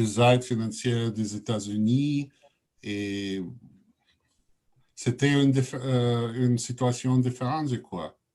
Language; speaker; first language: French; non-native, learner; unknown